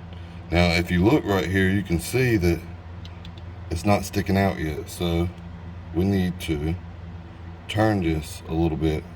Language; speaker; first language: English; native; English